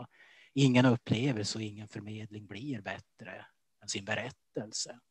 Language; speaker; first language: Swedish; native; Swedish